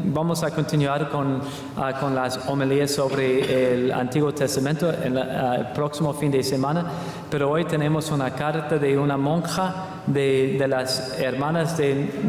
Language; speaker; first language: Spanish; non-native, learner; English